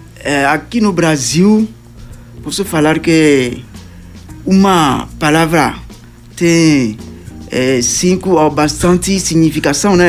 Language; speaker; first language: Portuguese; non-native, learner; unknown